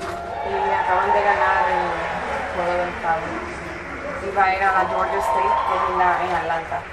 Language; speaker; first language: Spanish; early bilingual, heritage; Spanish